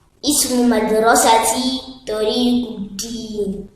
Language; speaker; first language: Arabic; non-native, learner; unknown